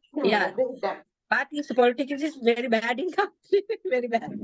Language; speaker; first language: English; non-native, learner; Sinhala